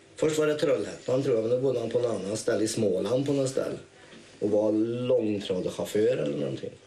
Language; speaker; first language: Swedish; native; Swedish